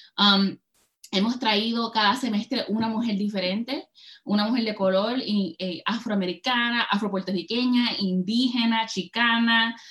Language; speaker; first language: Spanish; early bilingual, heritage; Spanish